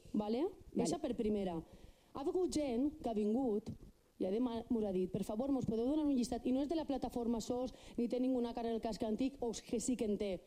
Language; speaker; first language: Catalan; non-native, local second language; Spanish